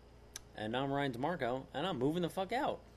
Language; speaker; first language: English; native; English